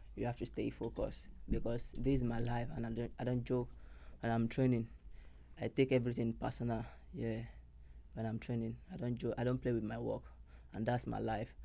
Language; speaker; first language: English; non-native, local second language; Yoruba